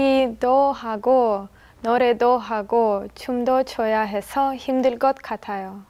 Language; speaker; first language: Korean; non-native, learner; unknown